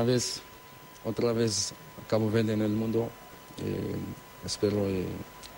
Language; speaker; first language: Spanish; non-native, learner; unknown